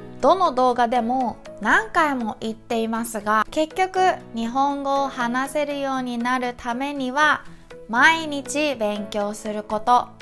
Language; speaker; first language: Japanese; native; Japanese